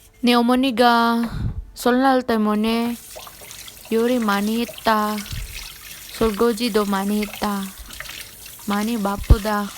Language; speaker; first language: Korean; non-native, learner; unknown